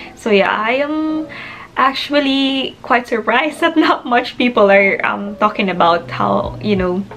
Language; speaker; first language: English; non-native, local second language; Filipino